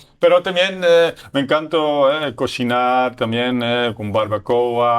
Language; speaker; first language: Spanish; non-native, learner; Dutch